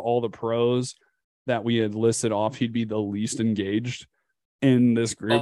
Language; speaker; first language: English; native; English